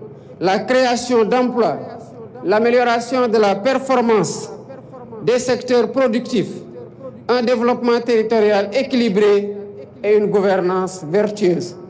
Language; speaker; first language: French; non-native, local second language; Wolof